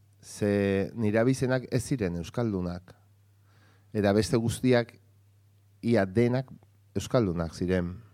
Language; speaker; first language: Basque; non-native, local second language; Spanish